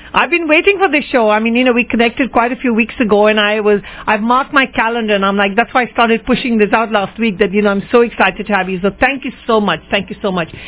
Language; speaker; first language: English; native; English